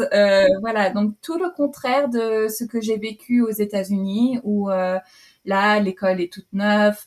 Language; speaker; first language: French; native; French